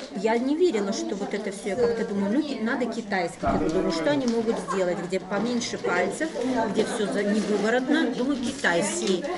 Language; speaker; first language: Russian; native; Russian